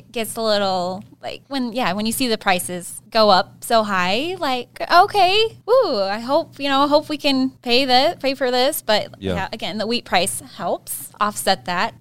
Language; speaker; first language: English; native; English